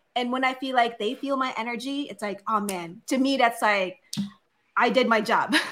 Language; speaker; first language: English; non-native, local second language; Filipino